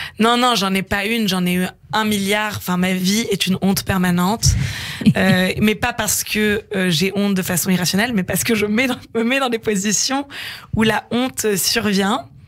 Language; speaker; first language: French; native; French